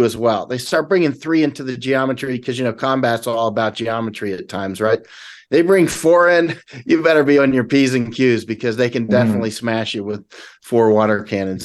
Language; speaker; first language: English; native; English